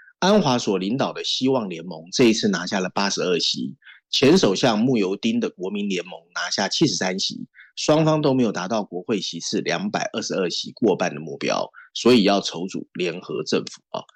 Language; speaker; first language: Chinese; native; Chinese